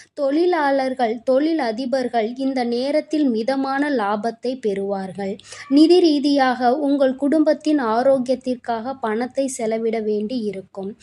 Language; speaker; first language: Tamil; native; Tamil